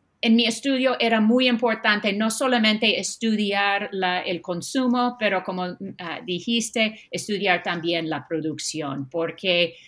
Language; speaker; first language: Spanish; non-native, fluent; English